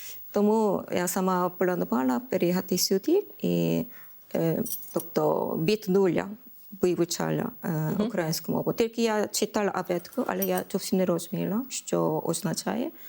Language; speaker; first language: Ukrainian; non-native, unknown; Korean